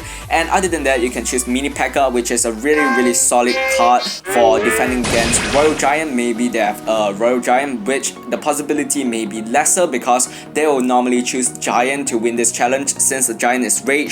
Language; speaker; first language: English; non-native, fluent; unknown